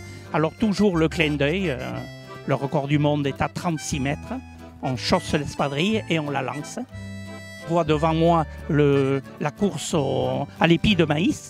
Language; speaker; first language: French; native; French